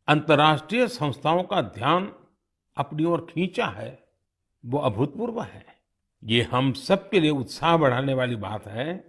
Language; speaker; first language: Hindi; non-native, local second language; Gujarati